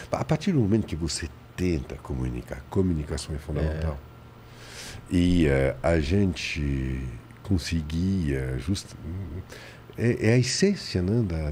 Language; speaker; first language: Portuguese; non-native, fluent; French